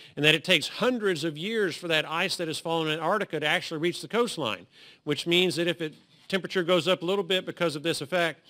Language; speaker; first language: English; native; English